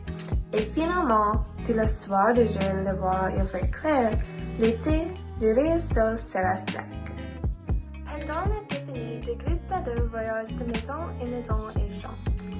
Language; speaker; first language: French; non-native, learner; English